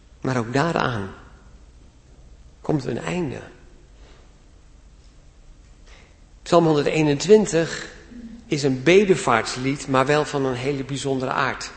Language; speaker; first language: Dutch; native; Dutch